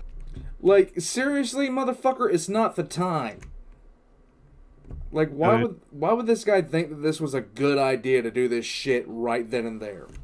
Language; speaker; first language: English; native; English